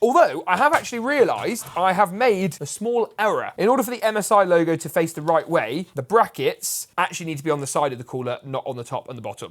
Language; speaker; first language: English; native; English